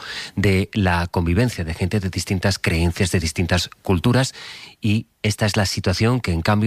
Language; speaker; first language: Spanish; native; Spanish